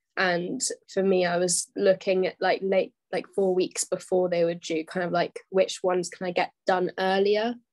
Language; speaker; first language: English; native; English